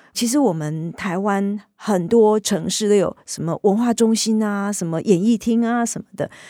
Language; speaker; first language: Chinese; native; Chinese